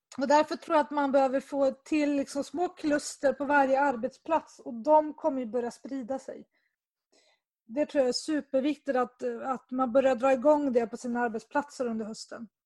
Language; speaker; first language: Swedish; native; Swedish